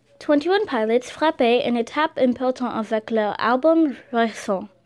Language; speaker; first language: French; non-native, learner; English